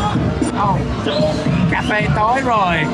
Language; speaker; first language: Vietnamese; non-native, fluent; English